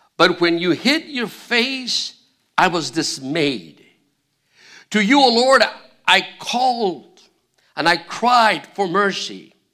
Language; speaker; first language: English; non-native, fluent; Spanish